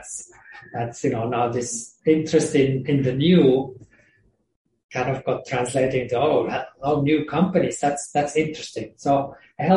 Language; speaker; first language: English; non-native, fluent; Swiss German